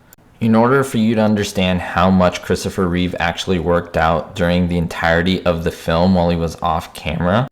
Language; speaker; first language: English; native; English